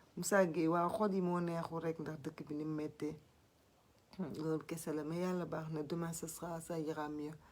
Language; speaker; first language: Wolof; non-native, local second language; Fula